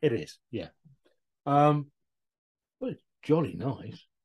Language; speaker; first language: English; native; English